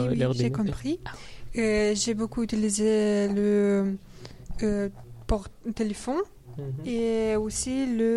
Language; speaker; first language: French; non-native, learner; Romanian